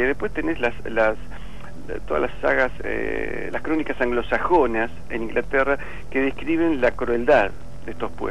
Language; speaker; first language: Spanish; native; Spanish